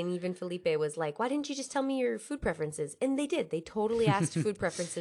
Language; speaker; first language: English; native; English